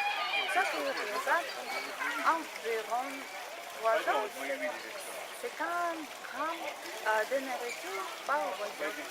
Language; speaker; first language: French; non-native, learner; Russian